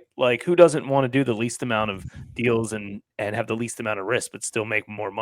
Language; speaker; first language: English; native; English